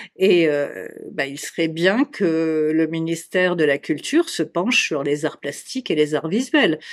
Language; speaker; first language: French; native; French